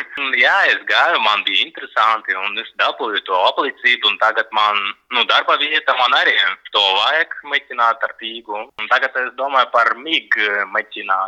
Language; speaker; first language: Latvian; non-native, learner; Russian